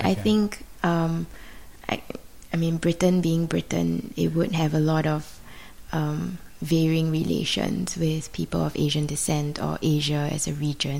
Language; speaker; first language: English; native; English